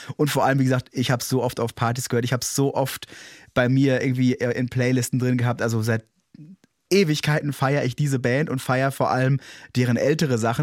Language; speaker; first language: German; native; German